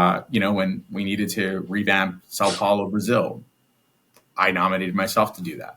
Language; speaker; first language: English; native; English